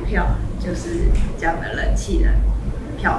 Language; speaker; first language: Chinese; native; Chinese